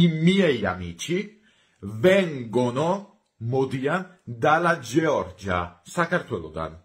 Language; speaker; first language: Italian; non-native, fluent; Georgian